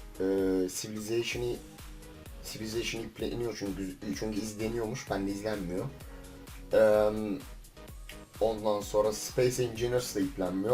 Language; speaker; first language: Turkish; native; Turkish